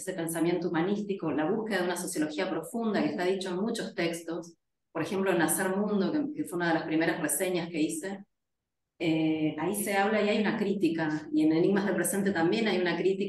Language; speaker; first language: Spanish; native; Spanish